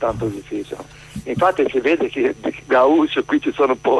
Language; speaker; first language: Italian; non-native, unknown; Portuguese